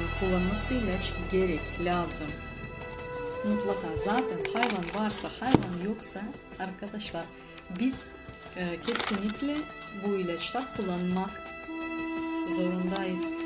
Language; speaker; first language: Turkish; non-native, learner; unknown